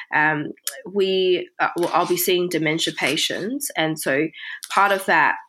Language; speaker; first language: English; early bilingual, other home language; Chinese